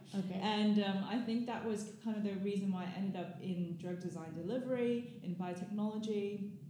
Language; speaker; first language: English; native; English